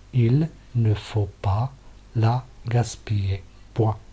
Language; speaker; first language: French; non-native, local second language; Arabic